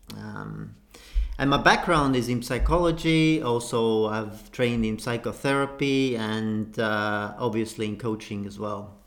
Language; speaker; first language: English; non-native, fluent; Estonian